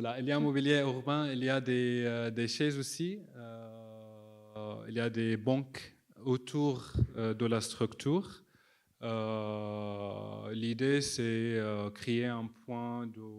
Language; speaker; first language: French; non-native, fluent; Arabic